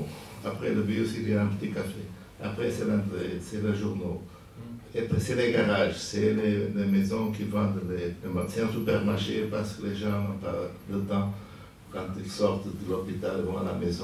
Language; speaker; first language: French; non-native, fluent; Portuguese